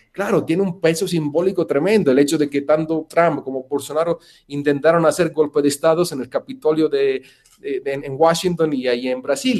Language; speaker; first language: Spanish; non-native, fluent; Italian